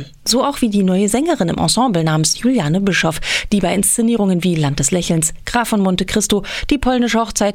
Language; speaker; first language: German; native; German